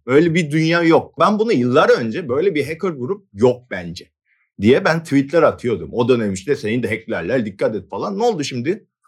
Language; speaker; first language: Turkish; non-native, fluent; Korean